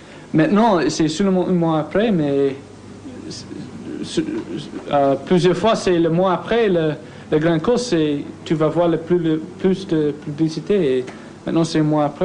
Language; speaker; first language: French; non-native, learner; English